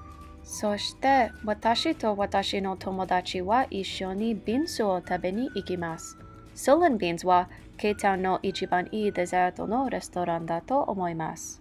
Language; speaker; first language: Japanese; non-native, learner; English